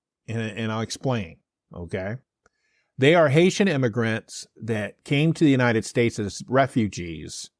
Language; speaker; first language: English; native; English